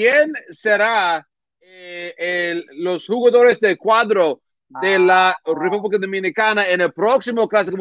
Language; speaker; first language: Spanish; non-native, learner; English